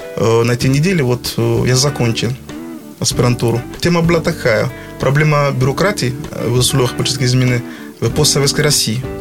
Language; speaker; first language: Russian; non-native, fluent; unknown